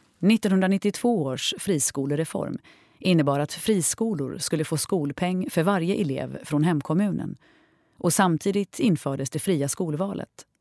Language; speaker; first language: Swedish; native; Swedish